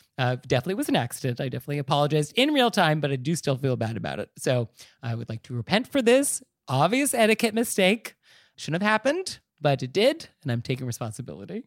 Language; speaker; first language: English; native; English